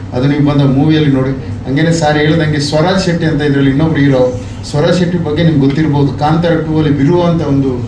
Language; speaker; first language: Kannada; non-native, local second language; Tulu